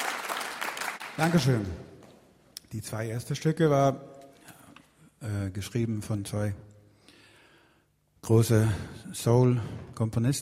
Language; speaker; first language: German; non-native, fluent; Swedish